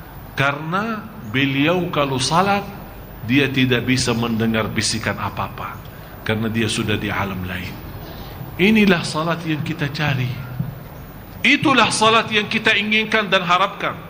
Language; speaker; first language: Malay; non-native, fluent; Arabic